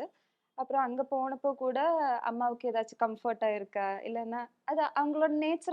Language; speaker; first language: Tamil; non-native, local second language; Malayalam